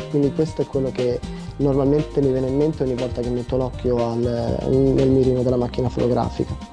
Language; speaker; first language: Italian; native; Italian